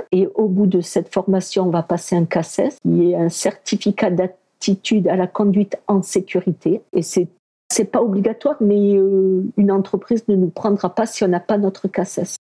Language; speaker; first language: French; early bilingual, other home language; Spanish